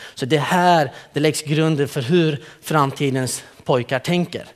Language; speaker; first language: Swedish; early bilingual, other home language; Central Kurdish